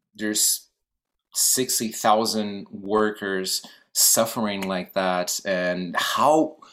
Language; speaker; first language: English; non-native, fluent; Portuguese